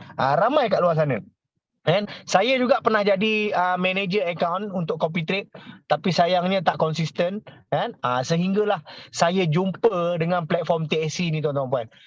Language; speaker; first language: Malay; native; Malay